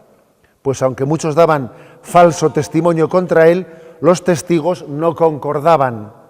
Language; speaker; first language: Spanish; native; Spanish